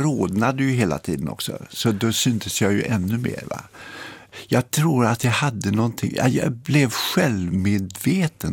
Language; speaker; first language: Swedish; native; Swedish